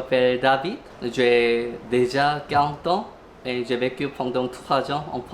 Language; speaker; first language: French; non-native, learner; Korean